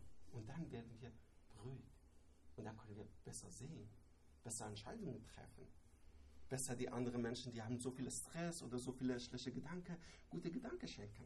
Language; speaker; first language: German; non-native, learner; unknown